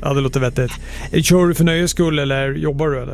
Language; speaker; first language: Swedish; native; Swedish